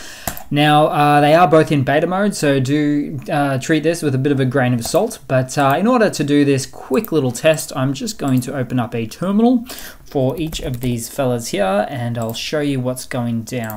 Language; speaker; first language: English; native; English